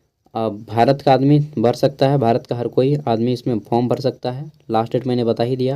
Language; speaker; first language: Hindi; native; Hindi